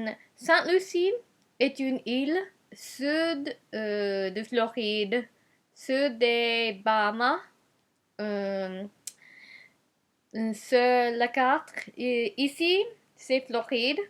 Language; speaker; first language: French; non-native, learner; Japanese